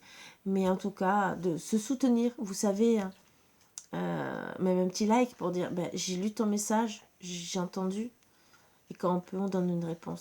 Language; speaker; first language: French; native; French